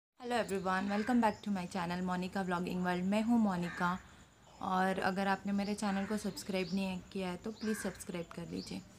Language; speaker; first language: Hindi; non-native, local second language; Telugu